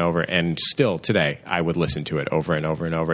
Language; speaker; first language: English; native; English